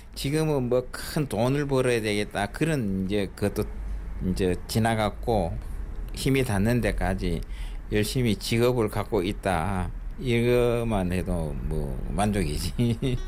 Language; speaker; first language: Korean; native; Korean